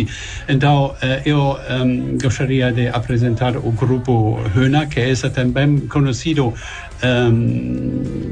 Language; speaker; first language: Portuguese; non-native, learner; German